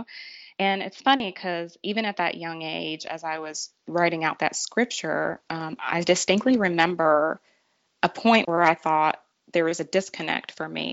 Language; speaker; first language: English; native; English